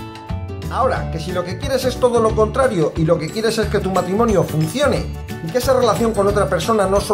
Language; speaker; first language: Spanish; native; Spanish